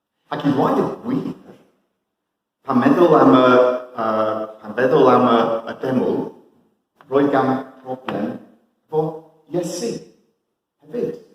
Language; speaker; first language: Welsh; non-native, fluent; English